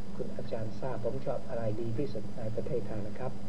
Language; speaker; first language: Thai; non-native, fluent; English